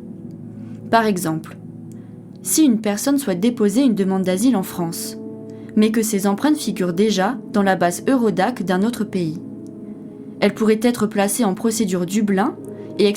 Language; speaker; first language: French; native; French